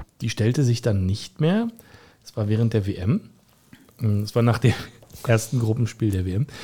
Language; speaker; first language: German; native; German